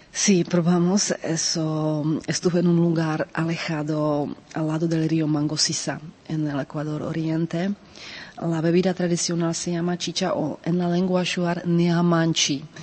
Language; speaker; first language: Spanish; non-native, fluent; Czech